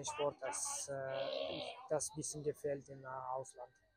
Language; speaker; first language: German; non-native, learner; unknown